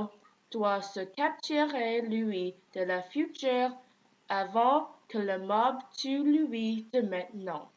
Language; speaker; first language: French; non-native, learner; English